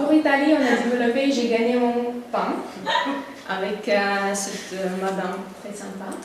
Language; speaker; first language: French; non-native, learner; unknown